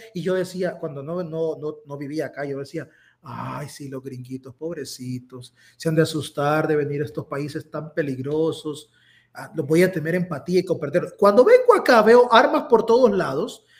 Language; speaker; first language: Spanish; native; Spanish